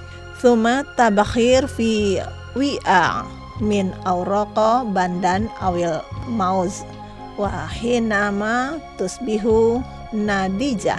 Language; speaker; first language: Arabic; non-native, fluent; Indonesian